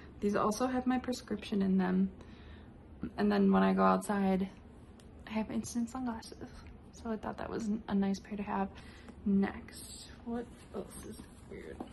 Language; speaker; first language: English; native; English